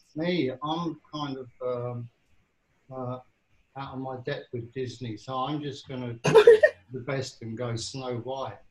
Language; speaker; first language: English; early bilingual, other home language; Hindi